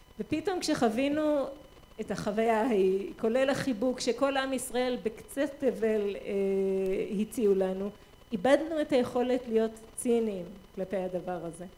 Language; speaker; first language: Hebrew; non-native, fluent; English